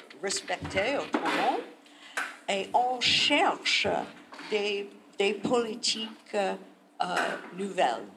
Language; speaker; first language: French; non-native, learner; English